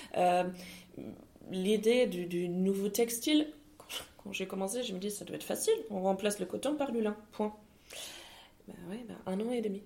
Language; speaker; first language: French; non-native, fluent; German